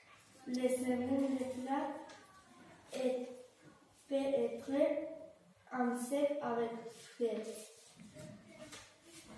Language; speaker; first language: French; non-native, learner; Spanish